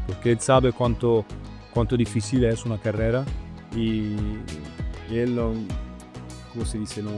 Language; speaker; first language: Spanish; non-native, learner; Italian